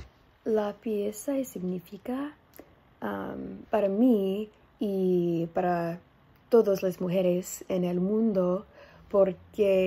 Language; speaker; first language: Spanish; non-native, learner; English